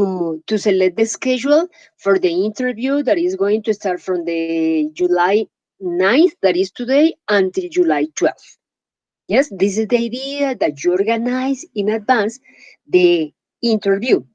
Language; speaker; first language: English; non-native, fluent; Spanish